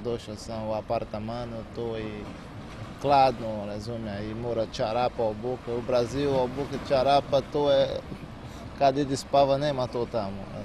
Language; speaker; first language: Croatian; non-native, learner; Portuguese